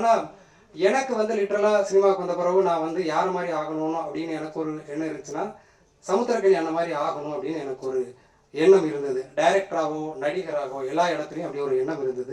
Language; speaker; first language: Tamil; native; Tamil